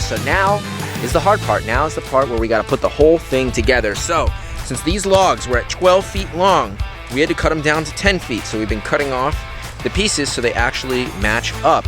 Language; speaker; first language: English; native; English